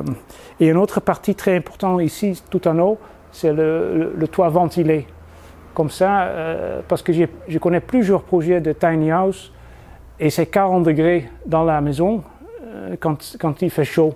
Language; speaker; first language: French; non-native, fluent; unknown